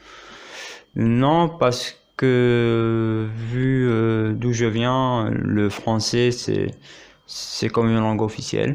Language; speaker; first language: French; non-native, local second language; Arabic